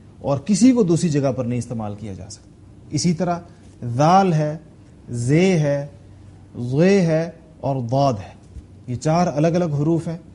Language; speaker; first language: Urdu; non-native, local second language; Pashto